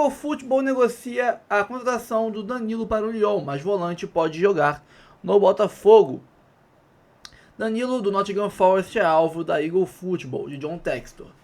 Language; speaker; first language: Portuguese; native; Portuguese